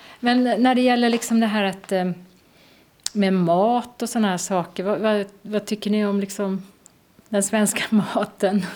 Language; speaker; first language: Swedish; native; Swedish